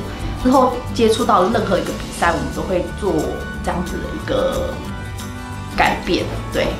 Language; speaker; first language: Chinese; native; Chinese